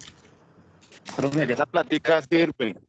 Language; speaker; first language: Spanish; native; Spanish